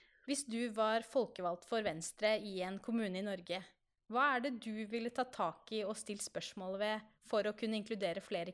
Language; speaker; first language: Norwegian; native; Norwegian